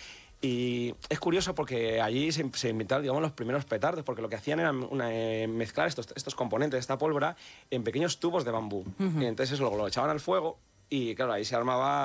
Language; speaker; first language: Spanish; native; Spanish